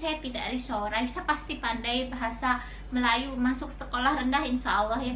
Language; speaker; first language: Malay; non-native, local second language; Sundanese